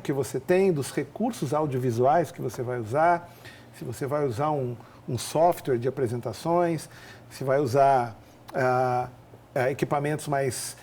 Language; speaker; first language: Portuguese; native; Portuguese